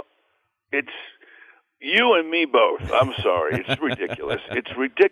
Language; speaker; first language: English; native; English